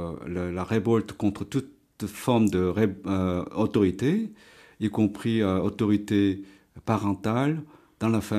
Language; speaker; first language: French; native; French